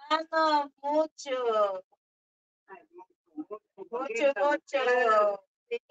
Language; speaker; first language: Spanish; non-native, learner; Filipino